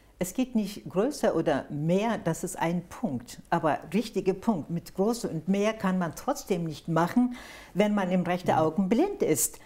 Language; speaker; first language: German; non-native, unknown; Turkish